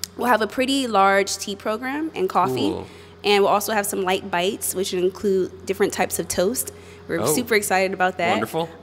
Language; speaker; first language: English; native; English